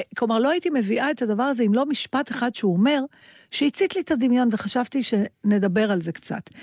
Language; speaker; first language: Hebrew; native; Hebrew